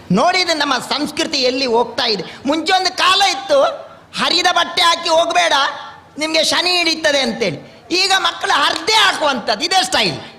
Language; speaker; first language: Kannada; non-native, local second language; Tulu